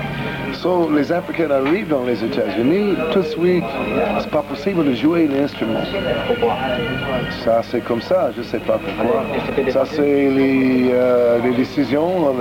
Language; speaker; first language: French; non-native, learner; English